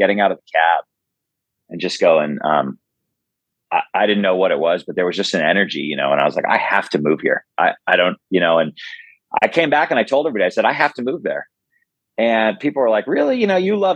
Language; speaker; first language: English; native; English